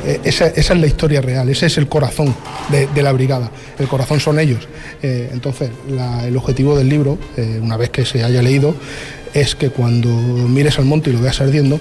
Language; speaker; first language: Spanish; native; Spanish